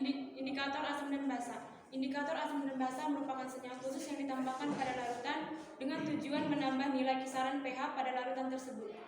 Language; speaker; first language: Indonesian; native; Indonesian